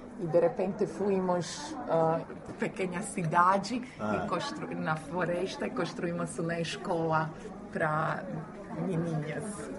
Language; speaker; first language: Portuguese; non-native, fluent; Croatian